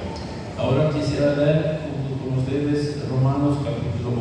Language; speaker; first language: Spanish; non-native, fluent; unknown